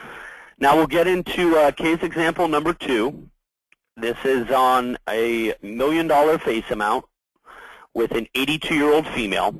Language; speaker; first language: English; native; English